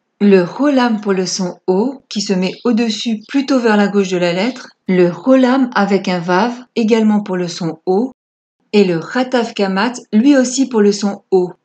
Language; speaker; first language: French; native; French